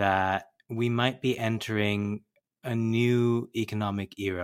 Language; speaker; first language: English; non-native, local second language; Hindi